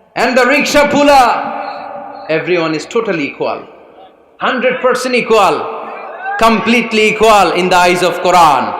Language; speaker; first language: English; non-native, local second language; Bangla